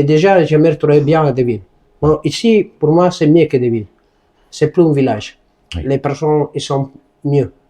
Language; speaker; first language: French; non-native, learner; Italian